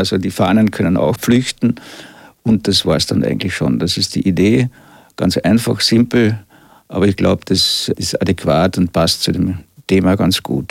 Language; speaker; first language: German; native; German